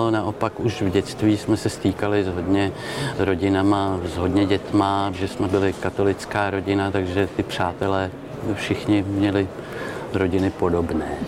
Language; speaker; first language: Czech; native; Czech